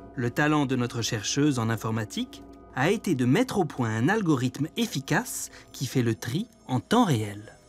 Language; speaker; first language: French; native; French